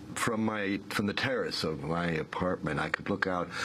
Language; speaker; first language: English; native; English